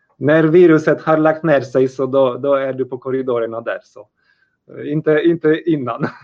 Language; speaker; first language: Swedish; non-native, fluent; Polish